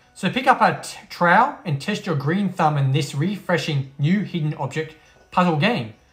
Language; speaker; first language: English; native; English